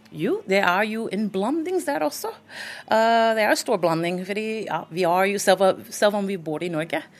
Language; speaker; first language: Norwegian; non-native, fluent; English